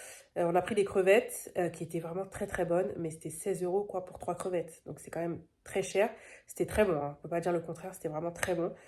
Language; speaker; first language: French; native; French